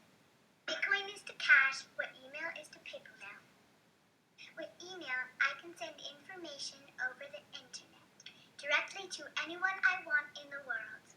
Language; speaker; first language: English; native; English